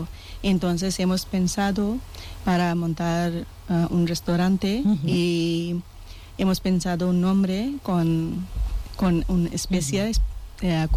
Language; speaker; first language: Spanish; non-native, learner; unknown